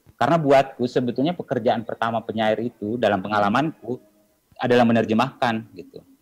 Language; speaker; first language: Indonesian; non-native, local second language; Buginese